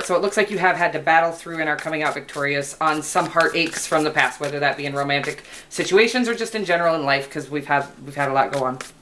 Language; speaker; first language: English; native; English